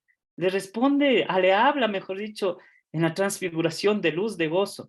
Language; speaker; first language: Spanish; native; Spanish